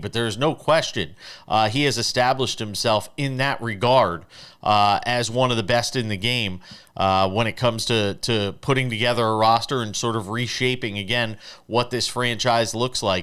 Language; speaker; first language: English; native; English